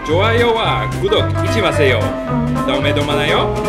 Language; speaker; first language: Korean; non-native, learner; German